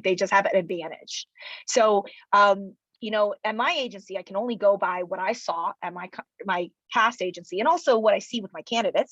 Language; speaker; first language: English; early bilingual, other home language; Chinese